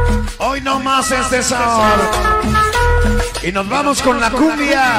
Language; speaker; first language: Spanish; native; Spanish